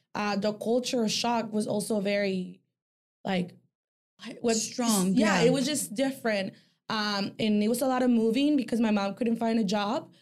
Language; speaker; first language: English; early bilingual, other home language; Spanish